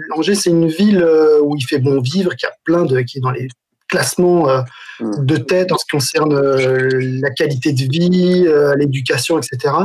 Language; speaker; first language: French; non-native, local second language; Arabic